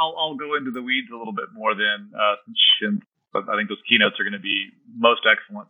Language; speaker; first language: English; native; English